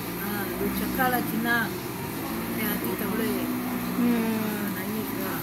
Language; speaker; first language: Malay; non-native, local second language; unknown